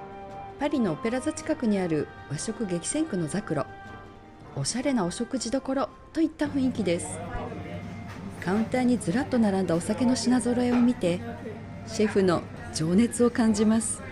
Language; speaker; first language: Japanese; native; Japanese